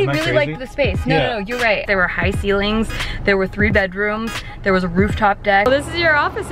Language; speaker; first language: English; native; English